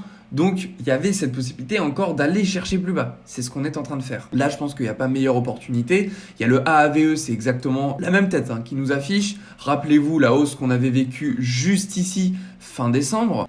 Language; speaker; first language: French; native; French